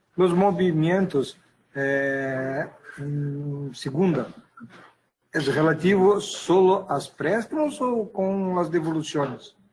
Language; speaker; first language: Spanish; non-native, learner; Portuguese